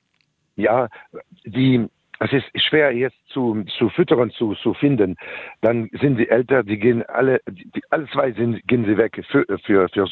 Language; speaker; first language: German; non-native, learner; French